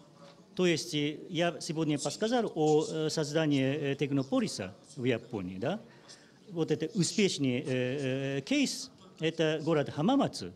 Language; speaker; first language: Russian; non-native, learner; Japanese